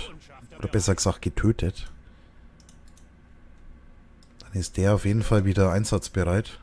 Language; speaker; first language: German; native; German